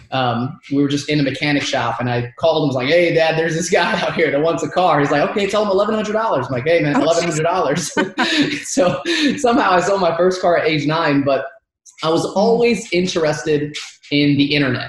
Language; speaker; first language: English; early bilingual, other home language; Arabic